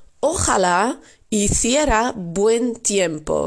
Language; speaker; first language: Spanish; non-native, fluent; Dutch